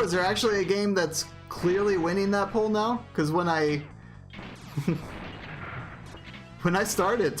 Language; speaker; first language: English; native; English